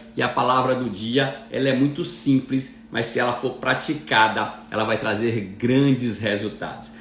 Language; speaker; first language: Portuguese; native; Portuguese